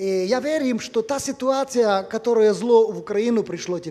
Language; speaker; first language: Polish; non-native, learner; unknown